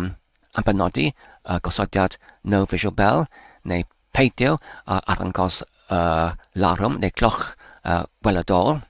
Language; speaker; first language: Welsh; non-native, learner; English